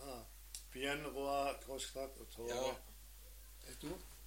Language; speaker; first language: Norwegian; non-native, learner; German